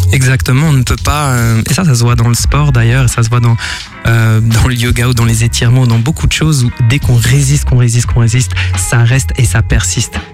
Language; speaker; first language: French; native; French